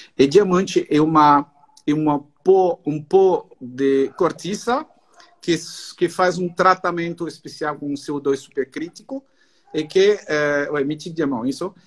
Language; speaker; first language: Portuguese; non-native, fluent; French